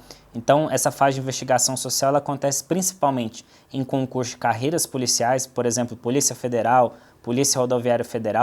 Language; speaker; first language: Portuguese; native; Portuguese